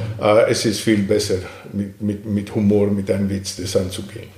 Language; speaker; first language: German; non-native, fluent; Greek